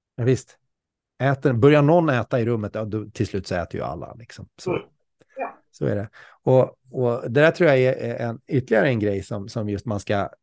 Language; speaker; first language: Swedish; native; Swedish